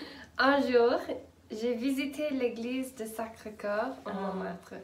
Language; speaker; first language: French; non-native, learner; English